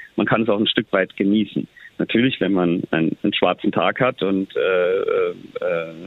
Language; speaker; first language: German; native; German